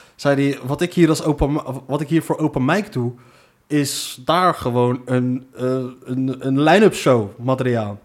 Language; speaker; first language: Dutch; early bilingual, other home language; Arabic